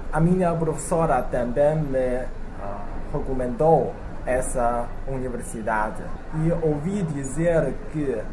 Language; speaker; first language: Portuguese; non-native, learner; Chinese